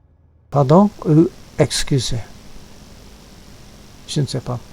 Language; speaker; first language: French; non-native, learner; English